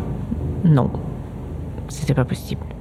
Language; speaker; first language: French; non-native, fluent; Ukrainian